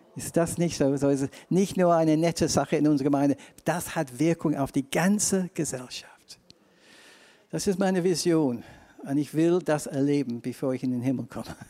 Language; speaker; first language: German; non-native, fluent; English